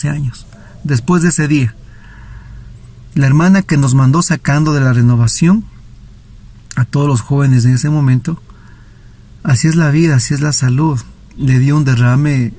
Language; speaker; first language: Spanish; native; Spanish